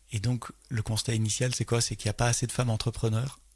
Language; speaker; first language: French; native; French